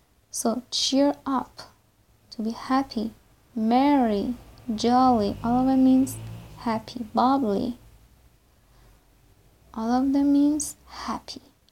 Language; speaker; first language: English; non-native, fluent; Persian